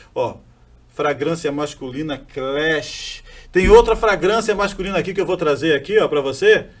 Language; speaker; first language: Portuguese; native; Portuguese